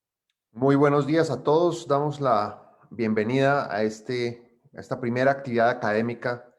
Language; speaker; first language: Spanish; native; Spanish